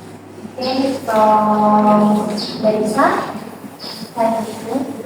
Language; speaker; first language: English; non-native, learner; Indonesian